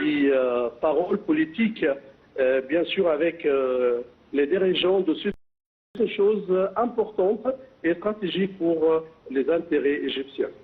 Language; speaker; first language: French; non-native, fluent; Arabic